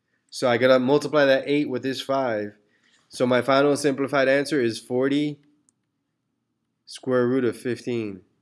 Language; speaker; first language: English; early bilingual, other home language; Spanish